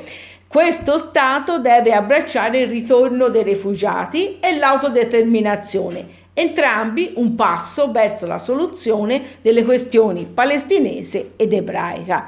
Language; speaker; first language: Italian; native; Italian